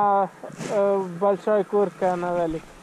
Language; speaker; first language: Russian; non-native, learner; Italian